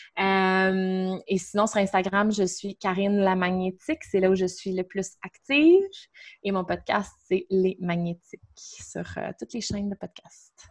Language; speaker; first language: French; native; French